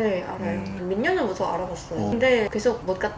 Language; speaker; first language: Korean; non-native, fluent; Vietnamese